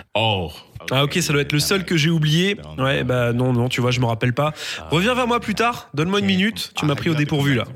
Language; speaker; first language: French; non-native, fluent; English